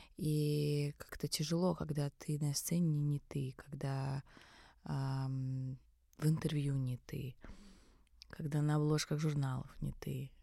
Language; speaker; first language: Russian; early bilingual, other home language; Tajik